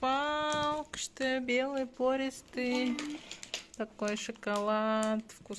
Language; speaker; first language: Russian; non-native, local second language; Kazakh